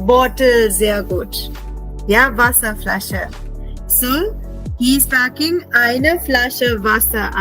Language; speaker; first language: German; non-native, fluent; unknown